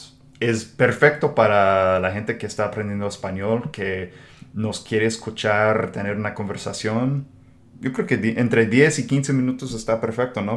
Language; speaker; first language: Spanish; non-native, fluent; English